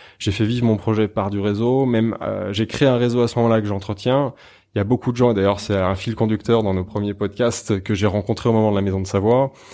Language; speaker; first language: French; native; French